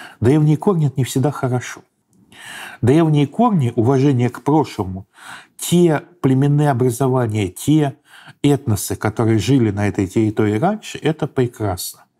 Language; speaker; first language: Russian; native; Russian